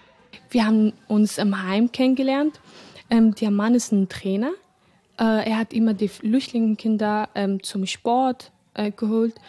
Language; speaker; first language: German; early bilingual, other home language; Arabic